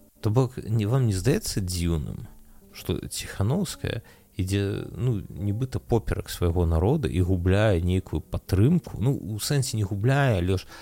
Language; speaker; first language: Belarusian; non-native, local second language; Russian